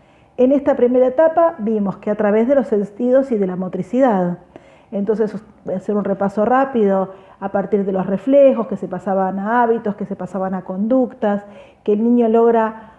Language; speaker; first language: Spanish; native; Spanish